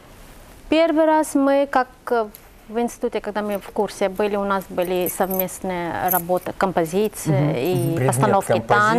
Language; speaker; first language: Russian; non-native, fluent; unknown